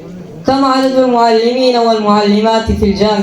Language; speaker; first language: Arabic; non-native, learner; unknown